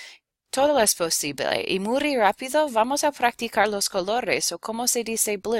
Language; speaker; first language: Spanish; non-native, fluent; English